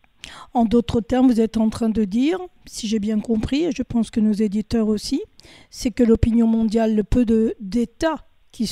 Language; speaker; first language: French; native; French